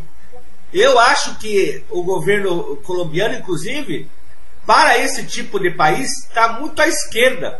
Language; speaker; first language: Portuguese; native; Portuguese